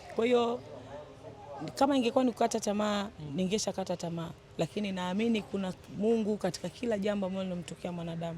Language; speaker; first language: Swahili; native; Swahili